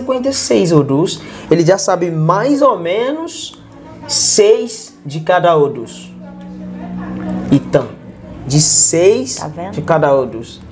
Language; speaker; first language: Portuguese; non-native, learner; Yoruba